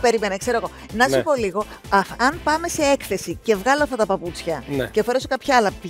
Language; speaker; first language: Greek; native; Greek